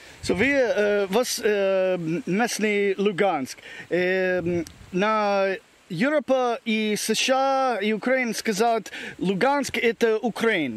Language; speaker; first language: Russian; non-native, learner; English